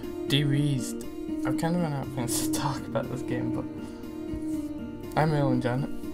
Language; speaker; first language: English; native; English